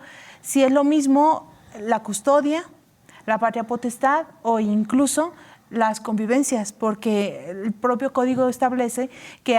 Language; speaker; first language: Spanish; native; Spanish